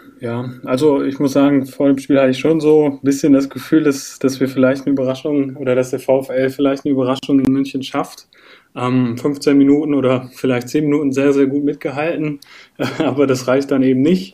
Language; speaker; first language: German; native; German